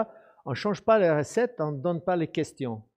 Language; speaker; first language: French; non-native, fluent; English